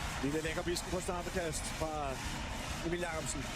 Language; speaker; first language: Danish; native; Danish